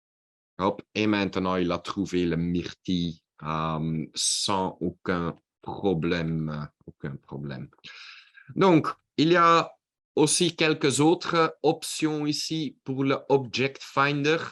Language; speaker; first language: French; non-native, local second language; Dutch